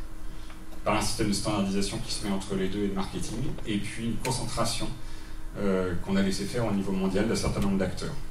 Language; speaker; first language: French; native; French